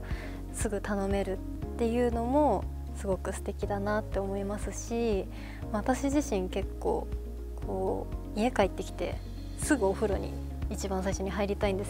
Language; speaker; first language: Japanese; native; Japanese